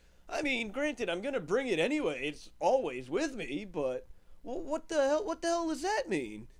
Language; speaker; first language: English; native; English